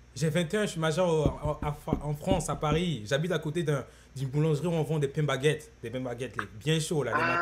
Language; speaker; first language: French; native; French